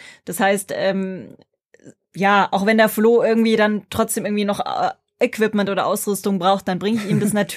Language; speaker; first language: German; native; German